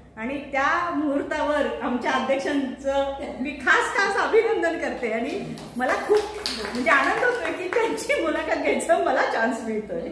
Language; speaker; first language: Marathi; native; Marathi